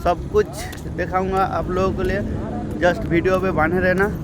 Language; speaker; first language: Hindi; non-native, local second language; Bangla